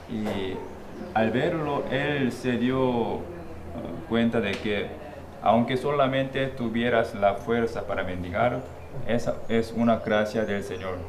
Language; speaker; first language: Spanish; non-native, fluent; Korean